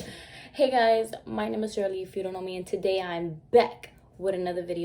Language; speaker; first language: English; native; English